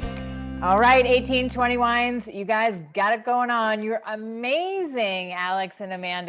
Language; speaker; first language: English; native; English